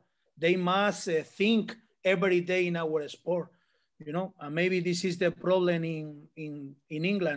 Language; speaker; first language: English; non-native, learner; Spanish